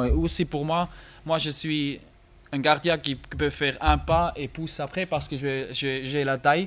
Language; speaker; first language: French; non-native, learner; German